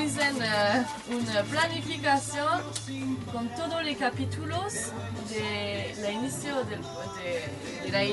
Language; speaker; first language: Spanish; non-native, learner; French